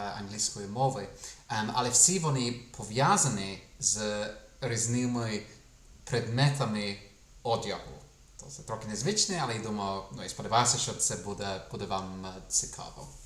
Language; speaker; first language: Ukrainian; non-native, fluent; English